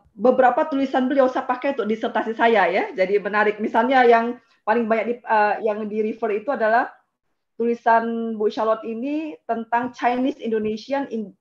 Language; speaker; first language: Indonesian; native; Indonesian